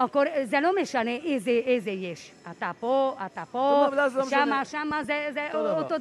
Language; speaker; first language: Hebrew; non-native, learner; Hungarian